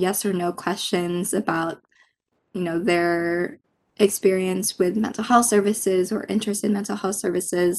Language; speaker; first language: English; non-native, local second language; Filipino